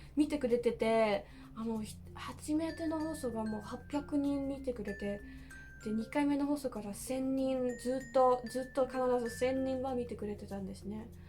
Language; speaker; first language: Japanese; non-native, fluent; German